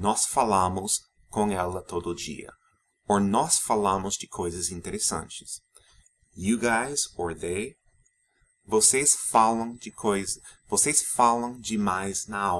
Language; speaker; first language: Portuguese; non-native, fluent; English